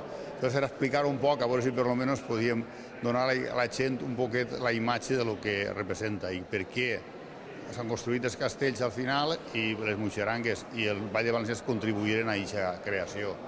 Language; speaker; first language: Catalan; native; Catalan